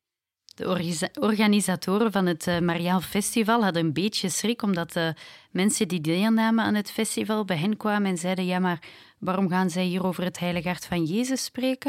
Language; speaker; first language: Dutch; native; Dutch